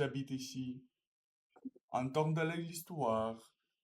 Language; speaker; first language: French; non-native, learner; Russian